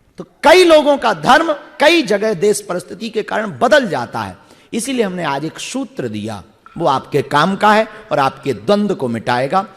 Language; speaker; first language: Hindi; native; Hindi